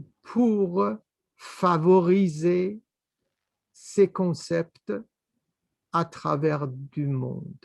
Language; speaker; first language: French; non-native, fluent; Persian